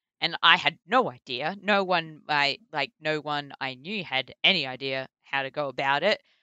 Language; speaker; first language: English; native; English